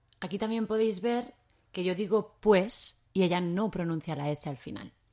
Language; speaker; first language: Spanish; native; Spanish